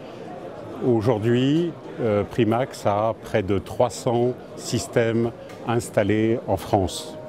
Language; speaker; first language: French; native; French